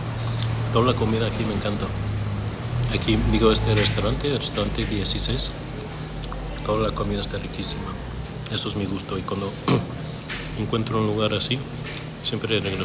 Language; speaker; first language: Spanish; non-native, fluent; Chinese